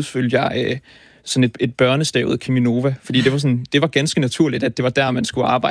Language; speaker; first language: Danish; native; Danish